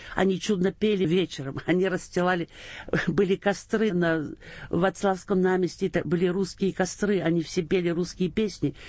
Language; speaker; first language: Russian; early bilingual, heritage; Russian